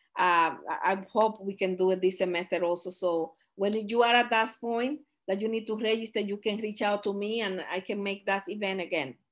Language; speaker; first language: English; non-native, fluent; Spanish